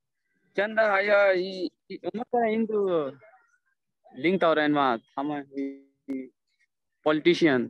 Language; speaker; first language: Chinese; non-native, learner; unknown